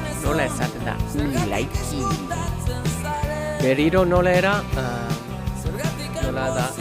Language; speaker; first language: Basque; non-native, learner; English